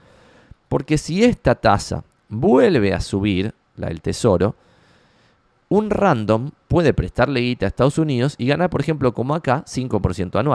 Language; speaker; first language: Spanish; native; Spanish